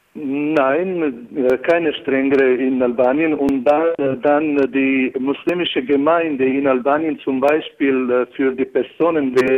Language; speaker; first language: German; non-native, learner; Albanian